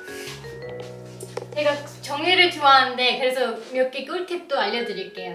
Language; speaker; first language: Korean; non-native, fluent; Turkish